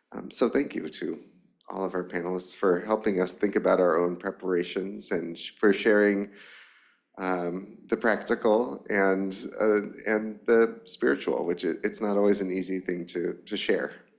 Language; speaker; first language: English; native; English